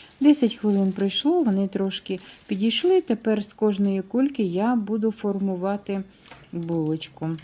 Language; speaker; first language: Ukrainian; native; Ukrainian